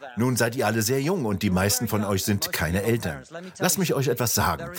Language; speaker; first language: German; non-native, fluent; Russian